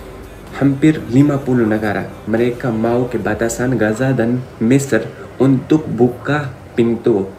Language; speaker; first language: Indonesian; non-native, fluent; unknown